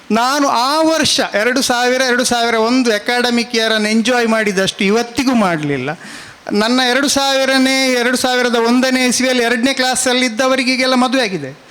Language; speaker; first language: Kannada; non-native, local second language; Tulu